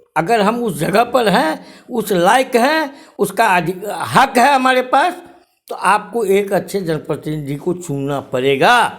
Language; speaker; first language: Hindi; native; Hindi